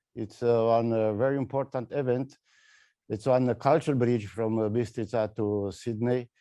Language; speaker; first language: English; non-native, learner; Romanian